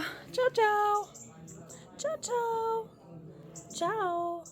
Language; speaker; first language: Italian; non-native, learner; English